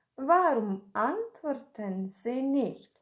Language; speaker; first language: German; non-native, fluent; Ukrainian